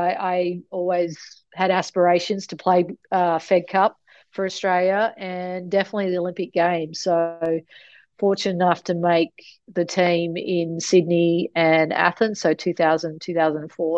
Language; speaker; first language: English; native; English